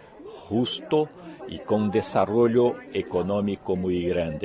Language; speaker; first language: Spanish; non-native, fluent; Portuguese